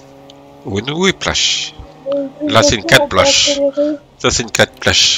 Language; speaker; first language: French; native; French